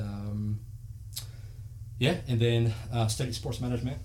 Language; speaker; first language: English; non-native, fluent; French